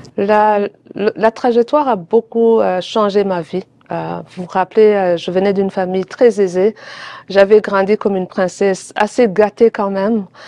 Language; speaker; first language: French; non-native, local second language; Rundi